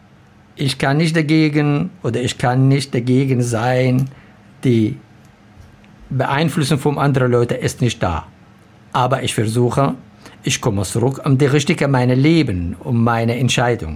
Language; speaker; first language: German; non-native, learner; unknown